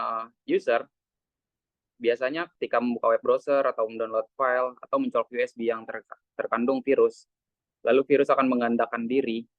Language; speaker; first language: Indonesian; native; Indonesian